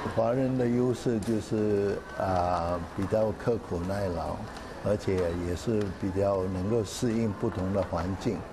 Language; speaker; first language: Chinese; early bilingual, heritage; Chinese